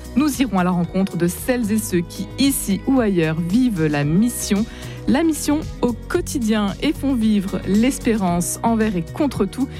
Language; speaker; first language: French; native; French